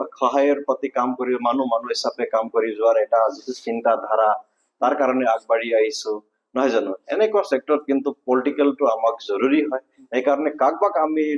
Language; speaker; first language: Assamese; non-native, local second language; Nepali